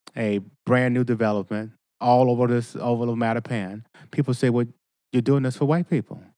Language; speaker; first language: English; native; English